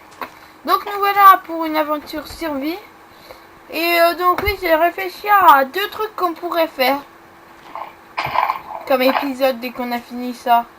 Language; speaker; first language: French; native; French